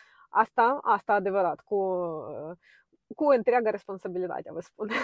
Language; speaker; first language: Romanian; non-native, fluent; Ukrainian